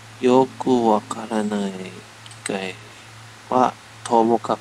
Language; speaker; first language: Japanese; non-native, learner; English